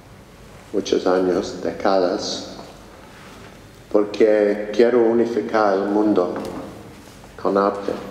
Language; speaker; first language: Spanish; non-native, fluent; English